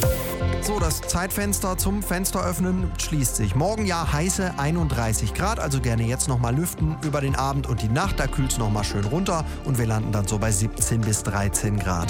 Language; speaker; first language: German; native; German